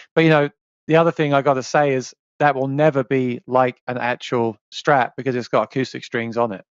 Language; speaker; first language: English; native; English